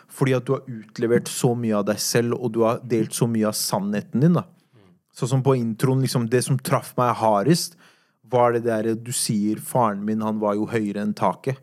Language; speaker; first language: Norwegian; native; Norwegian